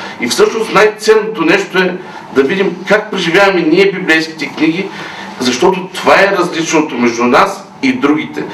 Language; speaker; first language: Bulgarian; native; Bulgarian